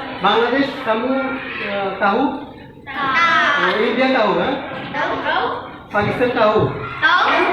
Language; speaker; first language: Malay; non-native, learner; Bangla